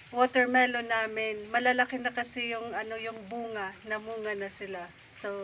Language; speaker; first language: Filipino; non-native, local second language; Bikol